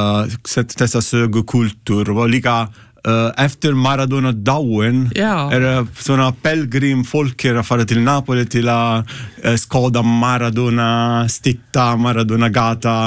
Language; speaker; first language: Icelandic; non-native, learner; Italian